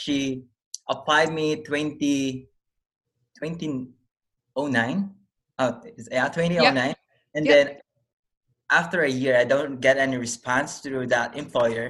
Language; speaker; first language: English; non-native, local second language; Filipino